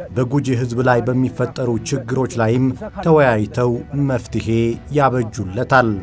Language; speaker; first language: Amharic; non-native, local second language; Oromo